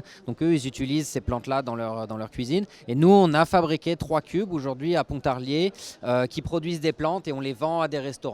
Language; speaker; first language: French; native; French